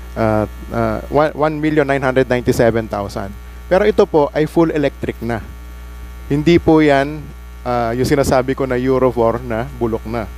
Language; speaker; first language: Filipino; native; Filipino